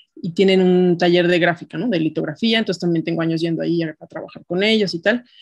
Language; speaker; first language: Spanish; native; Spanish